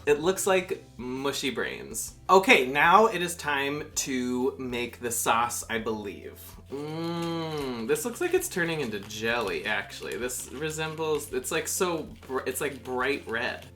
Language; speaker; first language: English; native; English